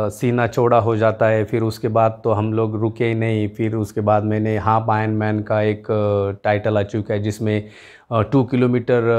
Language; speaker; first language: Hindi; non-native, local second language; Marathi